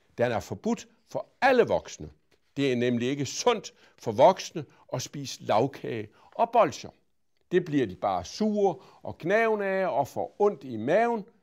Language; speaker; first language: Danish; native; Danish